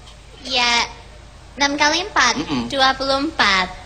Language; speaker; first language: Indonesian; non-native, fluent; English